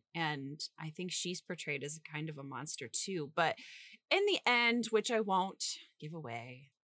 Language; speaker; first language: English; native; English